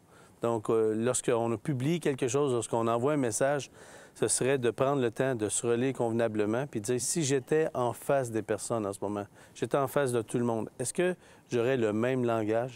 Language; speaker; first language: French; native; French